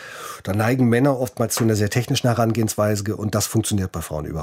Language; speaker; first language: German; native; German